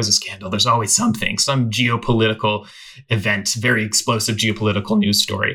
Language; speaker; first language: English; native; English